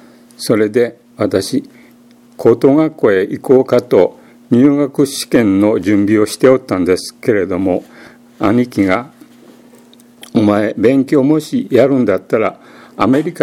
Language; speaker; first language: Japanese; native; Japanese